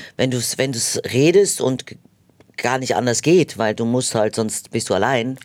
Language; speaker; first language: German; native; German